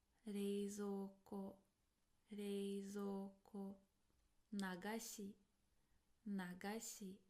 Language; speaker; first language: Japanese; non-native, fluent; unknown